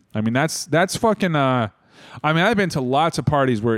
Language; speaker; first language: English; native; English